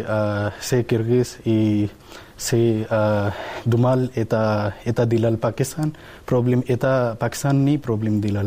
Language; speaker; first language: Russian; non-native, learner; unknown